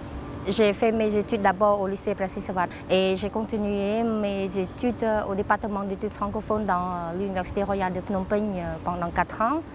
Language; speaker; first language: French; non-native, fluent; Khmer